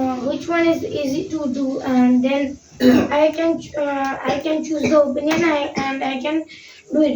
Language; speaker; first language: English; non-native, learner; Bangla